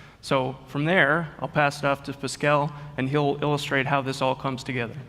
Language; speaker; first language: English; native; English